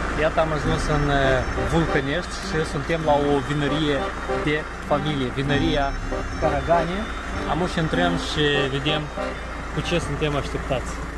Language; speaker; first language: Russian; non-native, local second language; Romanian